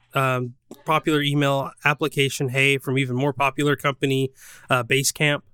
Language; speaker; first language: English; native; English